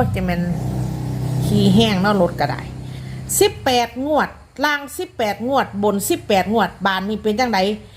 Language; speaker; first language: Thai; native; Thai